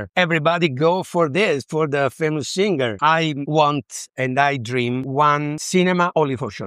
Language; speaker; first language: English; non-native, learner; Italian